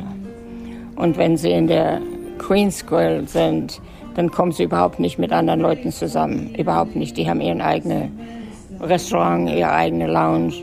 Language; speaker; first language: German; native; German